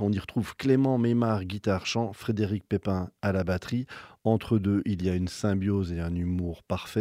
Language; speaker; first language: French; native; French